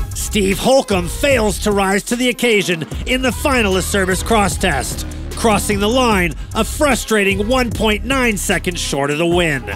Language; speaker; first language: English; non-native, fluent; Portuguese